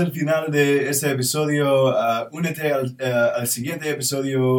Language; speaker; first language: Spanish; non-native, learner; English